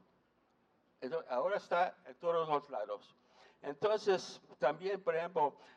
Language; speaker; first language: Spanish; non-native, fluent; English